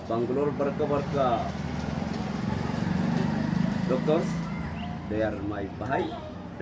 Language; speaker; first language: Hindi; non-native, learner; Arabic